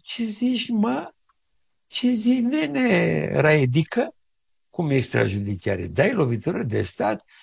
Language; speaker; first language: Romanian; native; Romanian